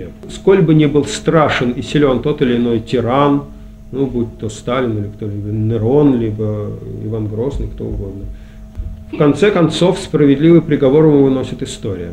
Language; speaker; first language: Russian; native; Russian